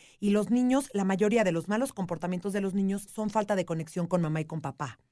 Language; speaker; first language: Spanish; native; Spanish